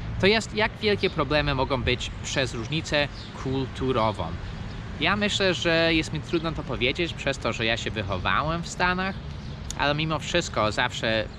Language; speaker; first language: Polish; early bilingual, heritage; Polish